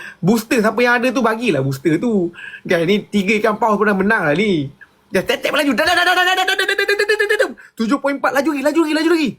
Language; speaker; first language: Malay; native; Malay